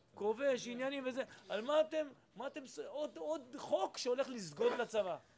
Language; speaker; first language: Hebrew; native; Hebrew